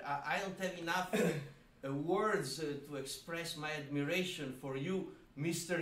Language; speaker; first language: English; non-native, fluent; Italian